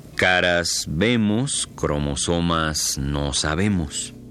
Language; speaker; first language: Spanish; native; Spanish